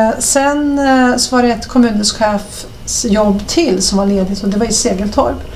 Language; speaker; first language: Swedish; early bilingual, other home language; Serbian